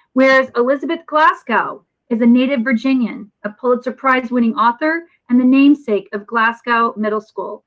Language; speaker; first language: English; native; English